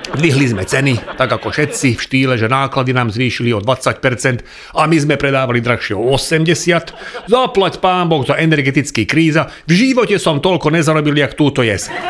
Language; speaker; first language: Slovak; non-native, local second language; Hungarian